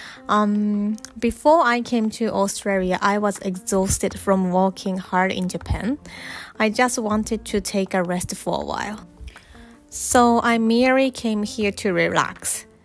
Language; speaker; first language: English; non-native, fluent; Japanese